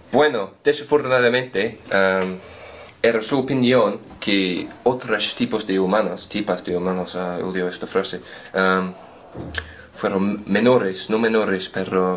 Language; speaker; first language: Spanish; non-native, learner; English